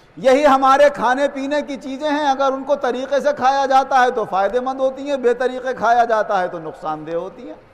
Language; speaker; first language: Urdu; native; Urdu